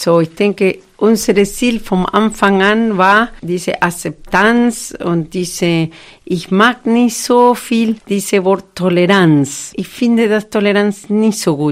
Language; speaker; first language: German; non-native, fluent; Spanish